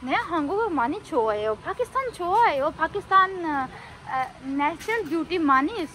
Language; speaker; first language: Korean; non-native, learner; Urdu